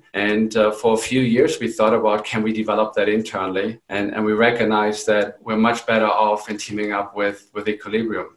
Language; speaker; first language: English; non-native, fluent; German